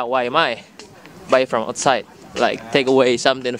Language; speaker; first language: English; non-native, learner; Indonesian